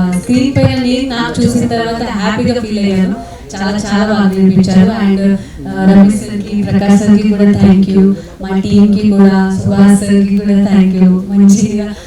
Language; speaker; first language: Telugu; non-native, learner; Marathi